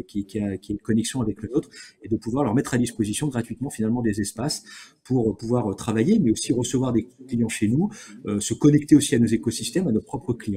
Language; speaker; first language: French; native; French